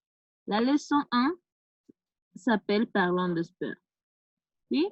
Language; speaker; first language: French; non-native, fluent; Spanish